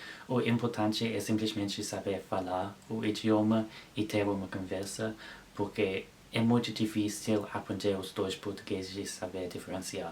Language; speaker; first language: Portuguese; non-native, learner; English